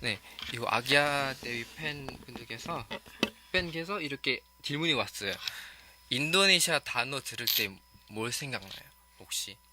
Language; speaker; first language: Korean; non-native, fluent; Indonesian